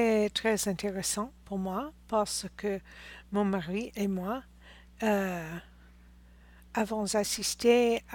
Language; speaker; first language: French; non-native, learner; English